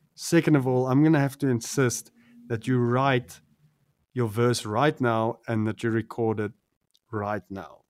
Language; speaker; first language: English; non-native, local second language; Afrikaans